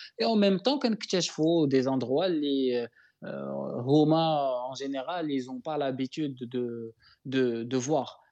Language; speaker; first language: French; non-native, local second language; Arabic